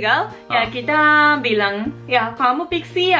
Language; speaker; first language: Indonesian; non-native, learner; Japanese